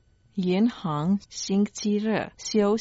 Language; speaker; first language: Chinese; non-native, learner; Croatian